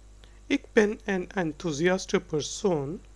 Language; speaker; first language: Dutch; non-native, fluent; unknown